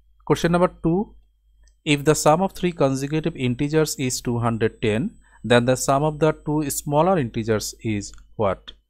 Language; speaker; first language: English; non-native, local second language; Bangla